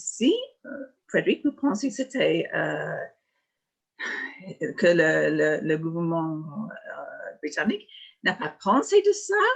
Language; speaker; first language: French; non-native, fluent; English